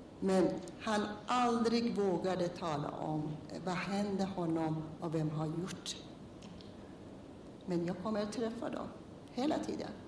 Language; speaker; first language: Swedish; non-native, learner; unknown